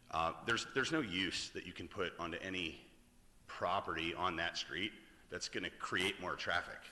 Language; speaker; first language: English; native; English